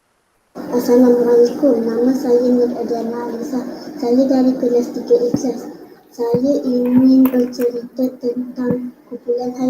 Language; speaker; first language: Malay; native; Malay